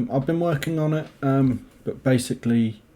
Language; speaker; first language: English; native; English